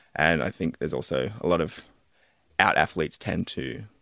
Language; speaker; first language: English; native; English